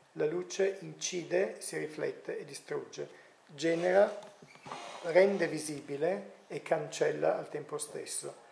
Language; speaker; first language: Italian; native; Italian